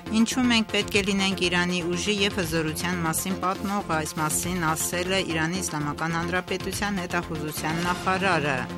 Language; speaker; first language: Armenian; native; Armenian